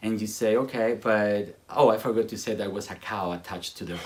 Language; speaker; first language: English; non-native, fluent; Spanish